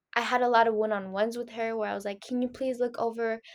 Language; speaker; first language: English; early bilingual, other home language; Spanish